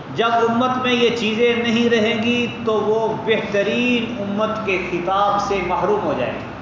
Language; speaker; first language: Urdu; non-native, local second language; Punjabi